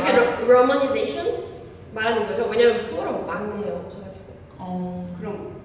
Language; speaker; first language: Korean; non-native, learner; Portuguese